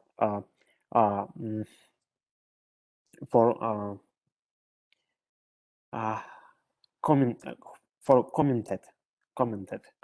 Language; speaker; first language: English; non-native, learner; Russian